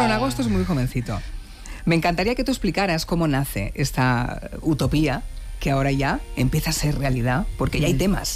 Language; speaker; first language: Spanish; native; Spanish